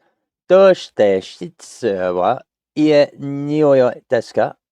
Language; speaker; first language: Japanese; non-native, learner; English